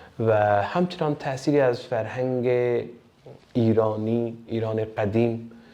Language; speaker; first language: Persian; non-native, fluent; Punjabi